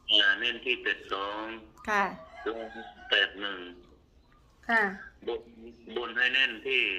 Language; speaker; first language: Thai; non-native, local second language; Northeastern Thai